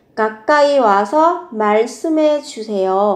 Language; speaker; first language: Korean; non-native, fluent; Vietnamese